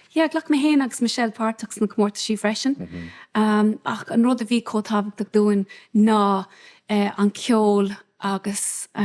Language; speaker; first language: Irish; non-native, local second language; English